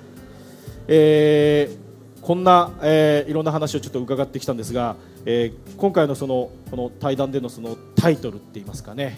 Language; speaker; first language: Japanese; native; Japanese